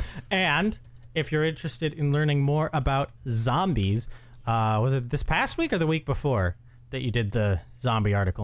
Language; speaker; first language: English; native; English